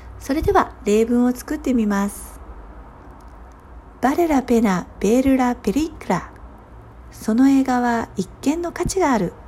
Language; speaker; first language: Japanese; native; Japanese